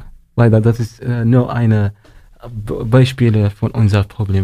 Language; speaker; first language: German; non-native, learner; Arabic